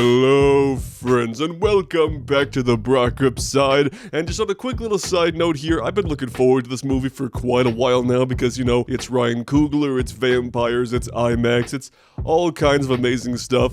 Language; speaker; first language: English; native; English